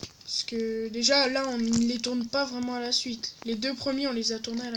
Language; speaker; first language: French; native; French